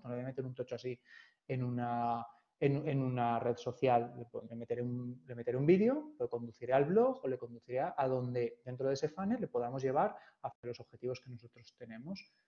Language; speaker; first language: Spanish; native; Spanish